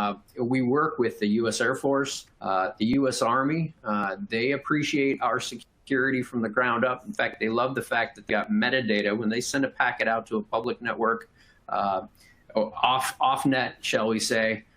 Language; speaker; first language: English; native; English